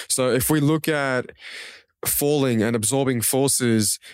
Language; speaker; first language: English; non-native, local second language; Kurdish